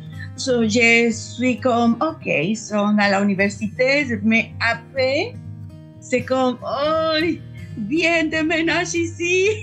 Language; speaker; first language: French; non-native, fluent; Spanish